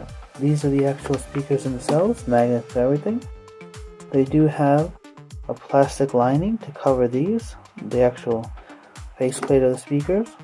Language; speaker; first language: English; native; English